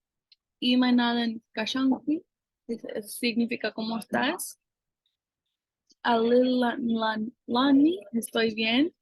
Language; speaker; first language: Spanish; non-native, fluent; English